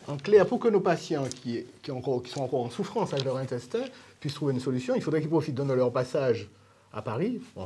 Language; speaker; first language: French; native; French